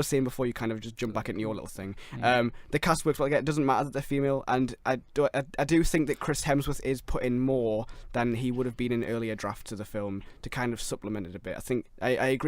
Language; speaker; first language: English; native; English